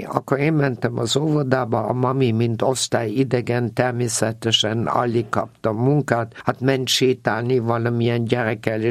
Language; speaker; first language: Hungarian; non-native, fluent; German